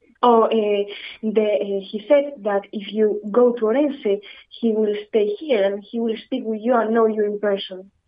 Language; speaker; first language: English; non-native, learner; Spanish